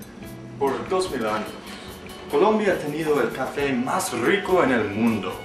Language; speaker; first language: Spanish; non-native, learner; English